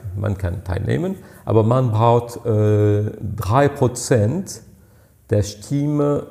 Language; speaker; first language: German; non-native, fluent; French